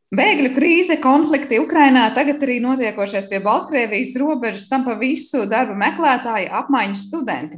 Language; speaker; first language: Latvian; native; Latvian